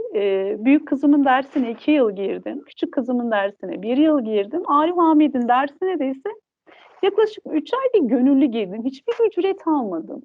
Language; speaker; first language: Turkish; non-native, local second language; Kurdish